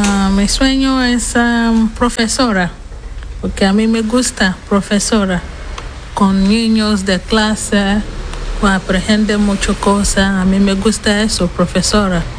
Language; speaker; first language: Spanish; non-native, learner; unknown